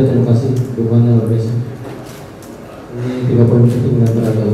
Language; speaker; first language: Indonesian; native; Indonesian